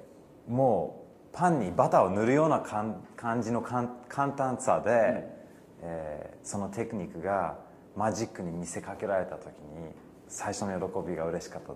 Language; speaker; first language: Japanese; early bilingual, heritage; English